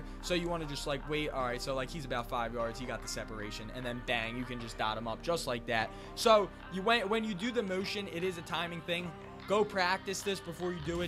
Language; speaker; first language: English; native; English